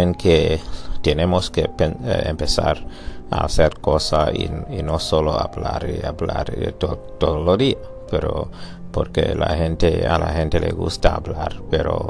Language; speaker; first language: Spanish; non-native, learner; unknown